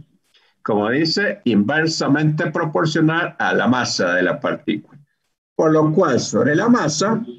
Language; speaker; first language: Spanish; native; Spanish